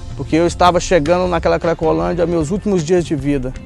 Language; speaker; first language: Portuguese; native; Portuguese